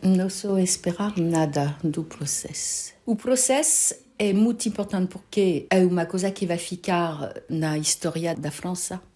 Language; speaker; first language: Portuguese; early bilingual, heritage; Portuguese